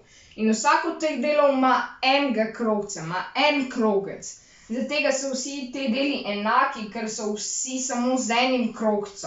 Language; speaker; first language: Slovenian; native; Slovenian